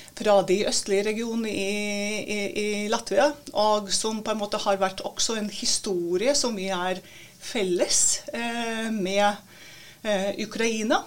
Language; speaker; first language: Norwegian; non-native, fluent; Latvian